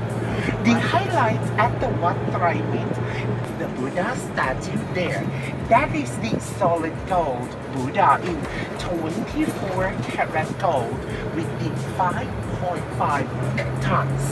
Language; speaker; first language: English; non-native, learner; Thai